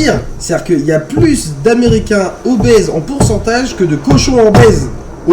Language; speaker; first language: French; native; French